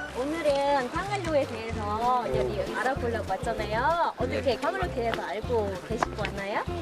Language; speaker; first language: Korean; non-native, fluent; Khmer